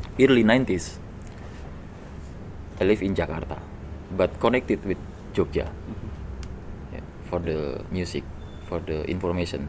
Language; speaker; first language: English; non-native, learner; Indonesian